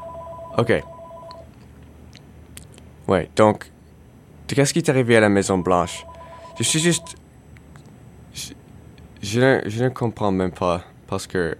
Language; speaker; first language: French; non-native, learner; English